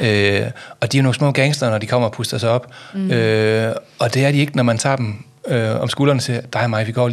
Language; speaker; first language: Danish; native; Danish